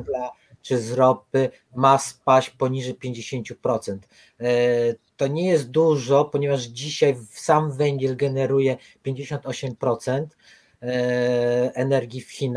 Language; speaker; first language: Polish; native; Polish